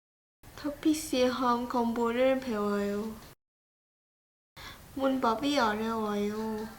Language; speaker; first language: Korean; non-native, learner; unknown